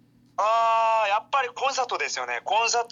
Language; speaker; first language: Japanese; non-native, learner; Korean